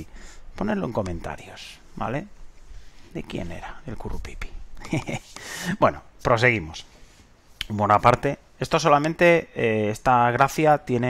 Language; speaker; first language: Spanish; native; Spanish